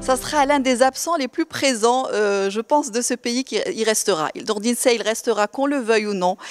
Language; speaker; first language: French; non-native, local second language; Arabic